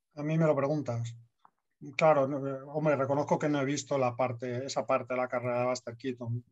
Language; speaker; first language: Spanish; native; Spanish